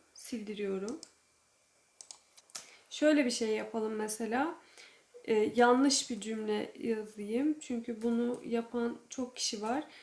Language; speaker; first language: Turkish; native; Turkish